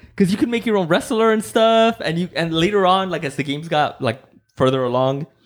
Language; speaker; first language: English; non-native, fluent; Spanish